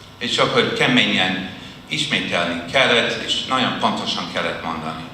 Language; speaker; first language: Hungarian; non-native, fluent; English